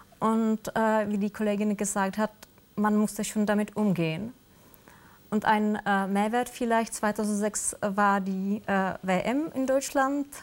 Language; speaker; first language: German; non-native, fluent; Czech